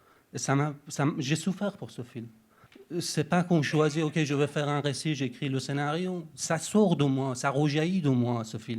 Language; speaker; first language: French; non-native, fluent; Persian